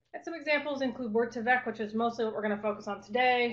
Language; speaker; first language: English; native; English